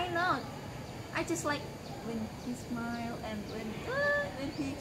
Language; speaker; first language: English; non-native, learner; Indonesian